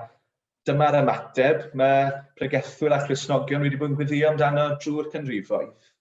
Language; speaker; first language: Welsh; native; Welsh